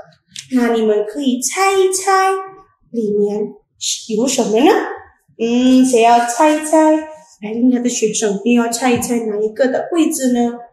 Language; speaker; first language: Chinese; non-native, fluent; Indonesian